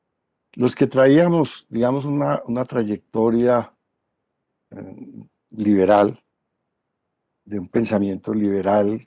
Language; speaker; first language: Spanish; native; Spanish